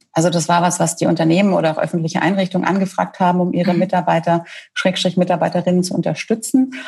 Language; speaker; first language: German; native; German